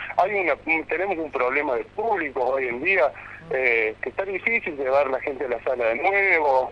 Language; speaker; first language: Spanish; native; Spanish